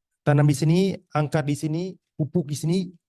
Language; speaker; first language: Indonesian; non-native, learner; Thai